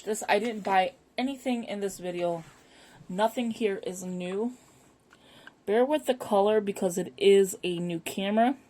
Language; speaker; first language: English; native; English